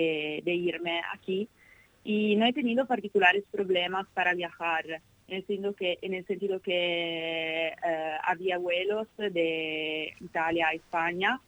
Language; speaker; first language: Spanish; non-native, fluent; Italian